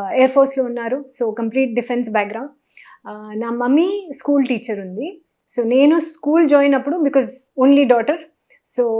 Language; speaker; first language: Telugu; non-native, learner; Hindi